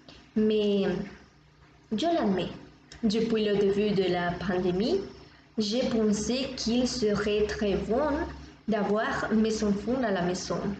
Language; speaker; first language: French; non-native, learner; Spanish